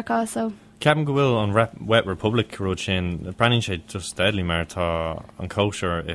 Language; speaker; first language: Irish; non-native, local second language; English